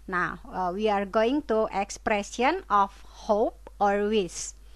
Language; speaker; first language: English; non-native, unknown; Indonesian